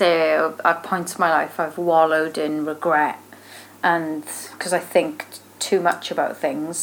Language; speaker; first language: English; native; English